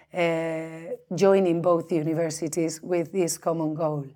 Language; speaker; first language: English; non-native, fluent; Spanish